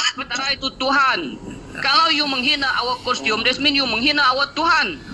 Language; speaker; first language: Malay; non-native, local second language; Iban